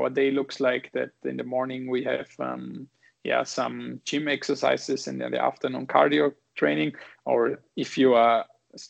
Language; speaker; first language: English; non-native, fluent; German